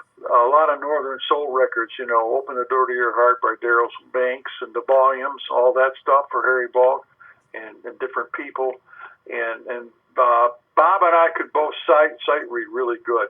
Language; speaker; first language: English; native; English